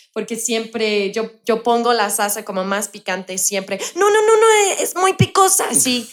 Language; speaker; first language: Spanish; non-native, fluent; English